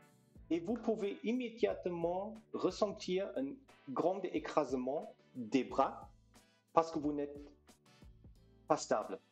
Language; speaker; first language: French; non-native, fluent; German